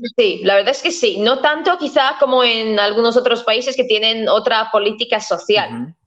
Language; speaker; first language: Spanish; non-native, fluent; Latvian